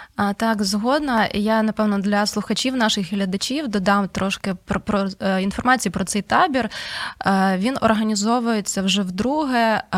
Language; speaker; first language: Ukrainian; native; Ukrainian